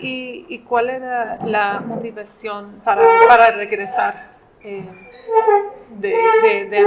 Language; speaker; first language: Spanish; non-native, fluent; English